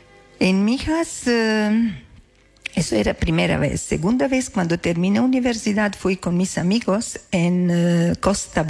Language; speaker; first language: Spanish; non-native, learner; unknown